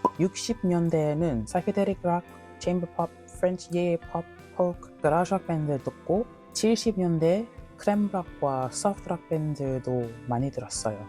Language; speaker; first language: Korean; non-native, learner; English